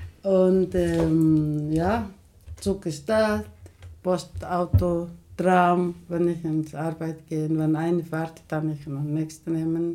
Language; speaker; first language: German; non-native, learner; Somali